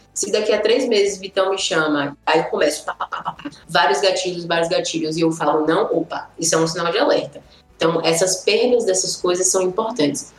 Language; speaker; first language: Portuguese; native; Portuguese